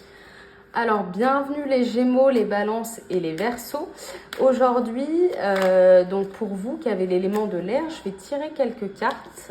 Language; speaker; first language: French; native; French